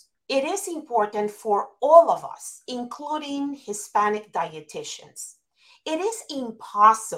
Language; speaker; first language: English; non-native, fluent; Spanish